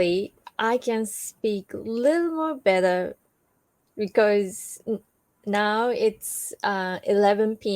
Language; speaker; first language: English; non-native, learner; Japanese